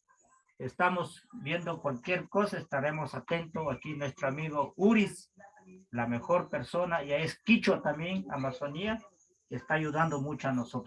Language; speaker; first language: Spanish; non-native, local second language; Quechua